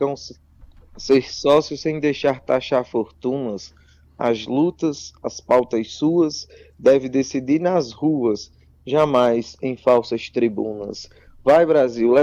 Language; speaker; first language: Portuguese; native; Portuguese